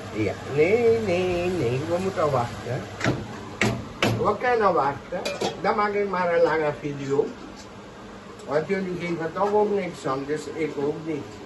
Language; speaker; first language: Dutch; non-native, local second language; Caribbean Hindustani